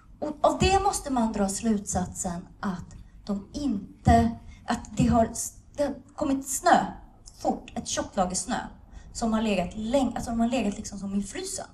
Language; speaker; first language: Swedish; native; Swedish